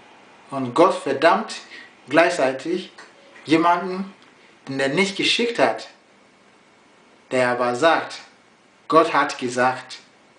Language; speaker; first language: German; non-native, fluent; Yoruba